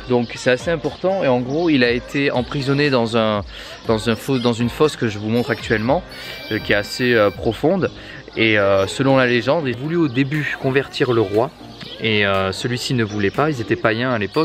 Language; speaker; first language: French; native; French